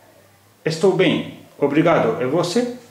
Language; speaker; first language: Portuguese; non-native, fluent; Hindi